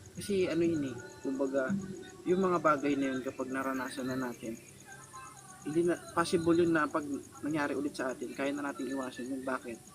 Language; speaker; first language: Filipino; native; Filipino